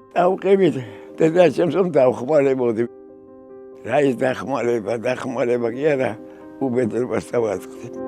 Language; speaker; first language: Georgian; native; Georgian